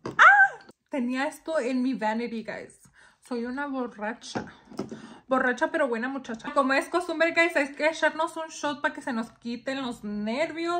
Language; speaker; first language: Spanish; early bilingual, heritage; Spanish